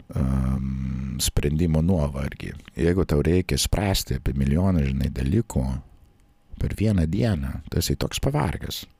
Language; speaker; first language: Lithuanian; non-native, fluent; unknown